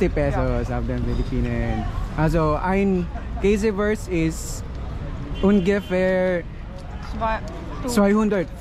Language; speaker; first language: German; non-native, learner; Filipino